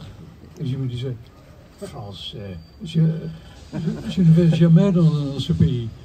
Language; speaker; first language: French; non-native, fluent; Dutch